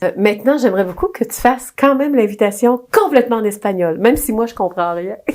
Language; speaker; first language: French; native; French